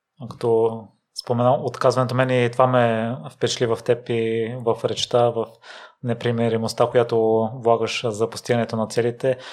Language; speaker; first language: Bulgarian; native; Bulgarian